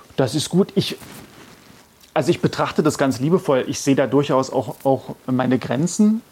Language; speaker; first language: German; native; German